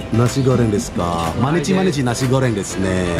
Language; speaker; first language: Japanese; non-native, learner; Indonesian